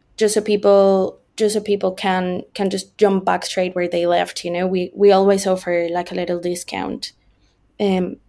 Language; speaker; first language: English; non-native, fluent; Spanish